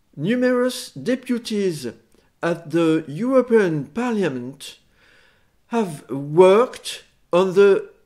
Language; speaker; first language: English; non-native, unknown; French